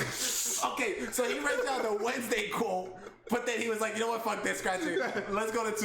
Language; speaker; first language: English; native; English